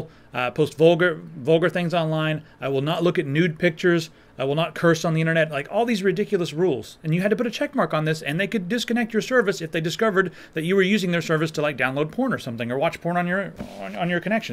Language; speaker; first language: English; native; English